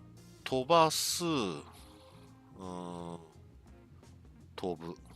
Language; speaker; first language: Japanese; non-native, learner; English